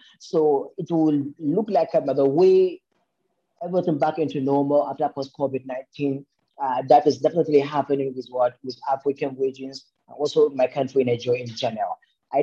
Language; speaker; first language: English; non-native, local second language; Hausa